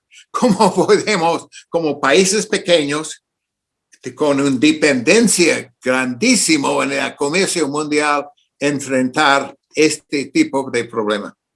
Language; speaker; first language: Spanish; non-native, fluent; English